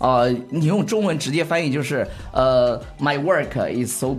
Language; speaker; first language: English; non-native, fluent; Chinese